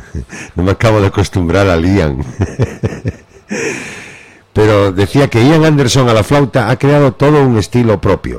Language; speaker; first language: Spanish; native; Spanish